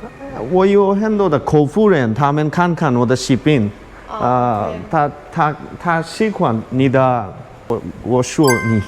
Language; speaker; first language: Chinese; non-native, learner; Bangla